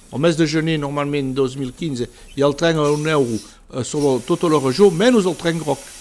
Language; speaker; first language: Catalan; early bilingual, heritage; Catalan